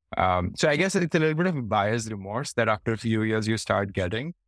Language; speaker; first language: English; non-native, local second language; Hindi